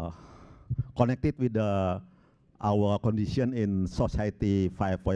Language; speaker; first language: English; non-native, local second language; Indonesian